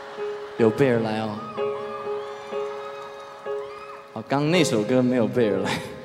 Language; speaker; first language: Chinese; early bilingual, heritage; Chinese